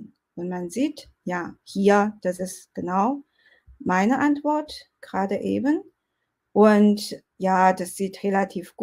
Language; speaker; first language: German; non-native, fluent; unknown